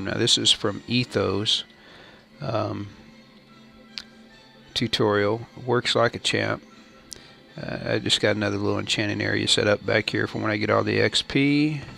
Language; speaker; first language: English; native; English